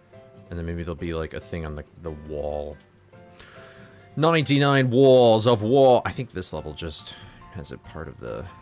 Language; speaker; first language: English; native; English